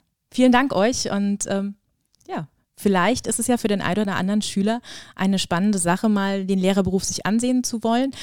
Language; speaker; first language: German; native; German